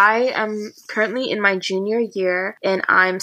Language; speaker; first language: English; native; English